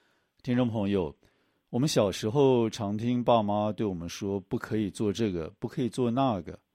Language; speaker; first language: Chinese; native; Chinese